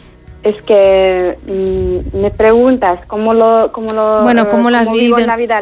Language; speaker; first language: Spanish; non-native, fluent; Arabic